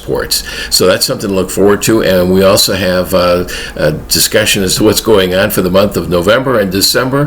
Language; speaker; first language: English; native; English